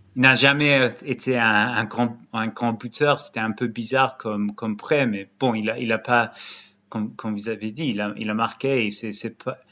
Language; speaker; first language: French; early bilingual, heritage; English